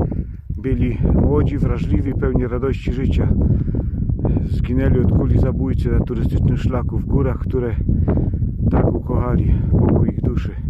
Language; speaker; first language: Polish; native; Polish